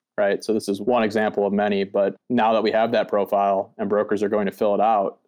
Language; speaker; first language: English; native; English